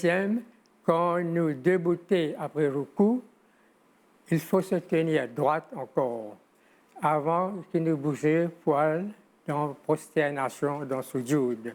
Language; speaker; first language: French; non-native, local second language; Morisyen